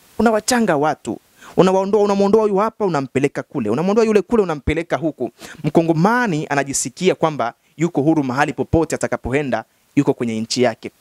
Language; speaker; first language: Swahili; native; Swahili